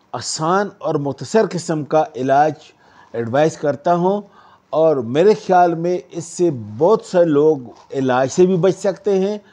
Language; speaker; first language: Urdu; non-native, local second language; Pashto